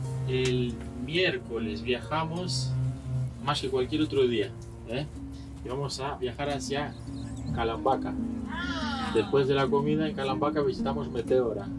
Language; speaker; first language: Spanish; non-native, fluent; Greek